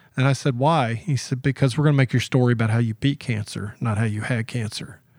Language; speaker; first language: English; native; English